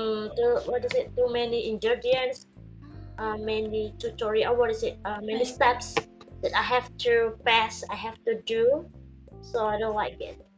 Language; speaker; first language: English; non-native, learner; Indonesian